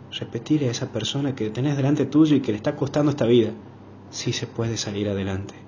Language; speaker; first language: Spanish; native; Spanish